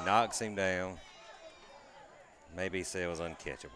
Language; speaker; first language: English; native; English